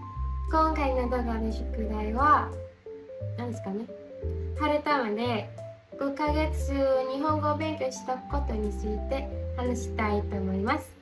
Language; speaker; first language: Japanese; non-native, learner; Indonesian